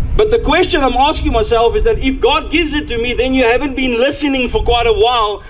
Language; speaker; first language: English; non-native, local second language; Afrikaans